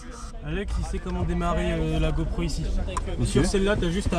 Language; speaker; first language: French; native; French